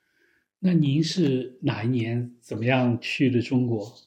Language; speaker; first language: Chinese; native; Chinese